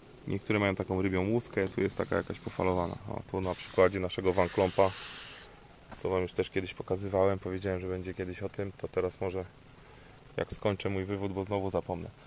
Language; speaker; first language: Polish; native; Polish